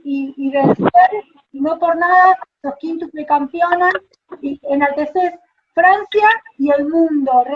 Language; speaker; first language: Spanish; native; Spanish